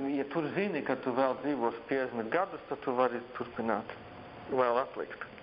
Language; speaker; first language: Latvian; early bilingual, heritage; Latvian